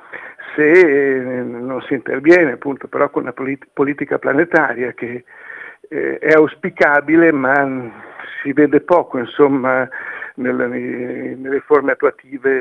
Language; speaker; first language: Italian; native; Italian